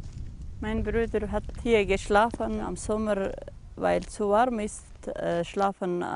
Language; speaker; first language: German; non-native, fluent; Aramaic